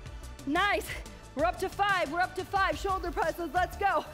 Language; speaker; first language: English; native; English